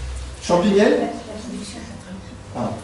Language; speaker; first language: French; native; French